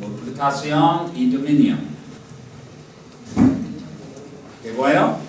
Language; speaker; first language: Spanish; non-native, learner; English